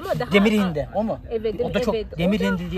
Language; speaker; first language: Turkish; native; Turkish